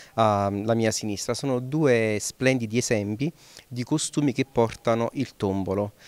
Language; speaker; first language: Italian; native; Italian